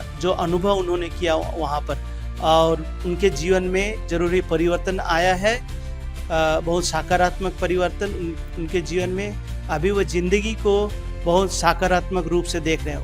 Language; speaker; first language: Hindi; native; Hindi